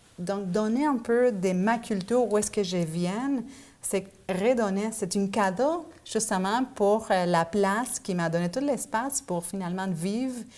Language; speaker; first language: French; non-native, fluent; Spanish